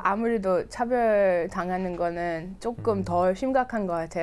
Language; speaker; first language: Korean; non-native, fluent; English